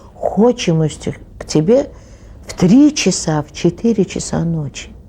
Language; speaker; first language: Russian; non-native, local second language; Azerbaijani